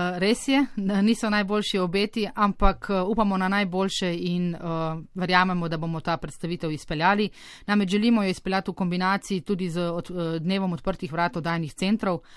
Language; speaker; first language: Slovenian; native; Slovenian